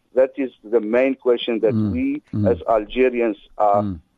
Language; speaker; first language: English; non-native, fluent; Arabic